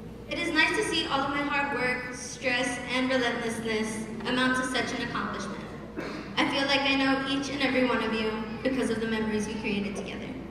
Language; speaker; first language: English; early bilingual, other home language; Spanish